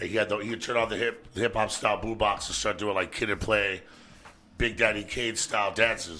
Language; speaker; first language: English; native; English